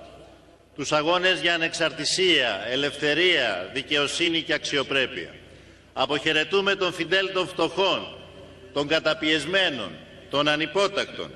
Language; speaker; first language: Greek; native; Greek